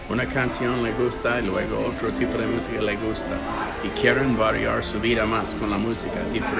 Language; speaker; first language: Spanish; non-native, fluent; English